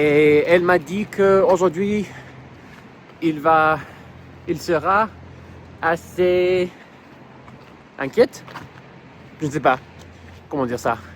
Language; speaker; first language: French; non-native, fluent; English